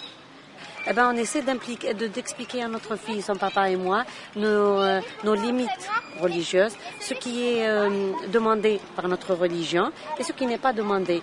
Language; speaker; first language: French; non-native, local second language; Arabic